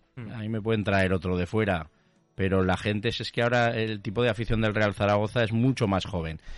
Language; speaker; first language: Spanish; native; Spanish